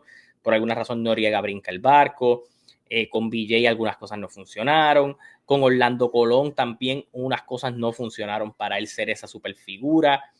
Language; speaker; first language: Spanish; native; Spanish